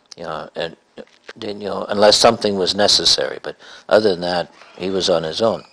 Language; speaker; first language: English; native; English